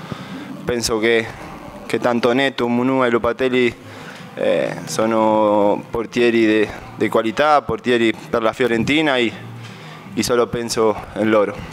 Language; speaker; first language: Italian; non-native, fluent; Spanish